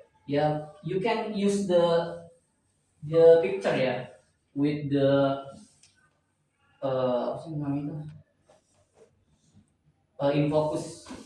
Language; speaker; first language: English; non-native, learner; Indonesian